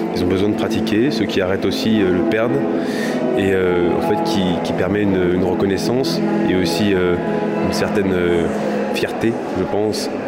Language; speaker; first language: French; native; French